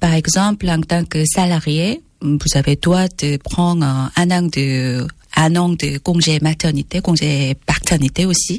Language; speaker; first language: French; non-native, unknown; Korean